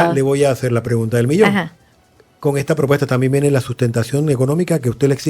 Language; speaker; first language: Spanish; native; Spanish